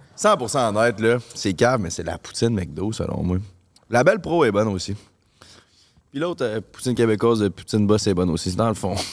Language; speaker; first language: French; native; French